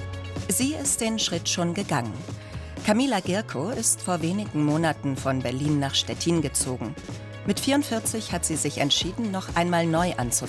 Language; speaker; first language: German; native; German